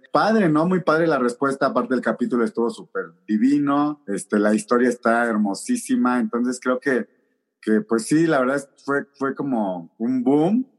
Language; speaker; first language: Spanish; native; Spanish